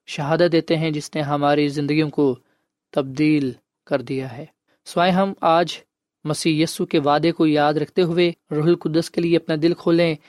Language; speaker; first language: Urdu; non-native, local second language; Punjabi